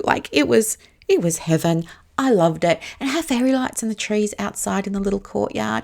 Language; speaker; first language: English; native; English